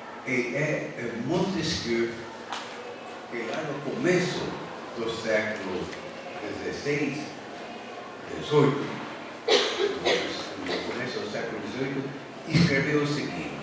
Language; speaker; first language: Portuguese; native; Portuguese